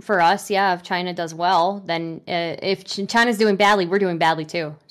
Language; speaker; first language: English; native; English